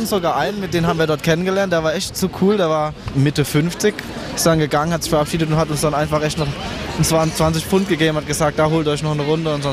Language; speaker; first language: German; native; German